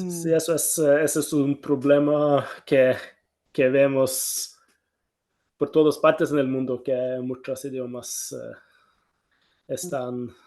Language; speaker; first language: Spanish; non-native, fluent; Norwegian